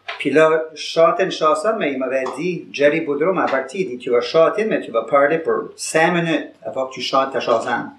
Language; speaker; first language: French; native; French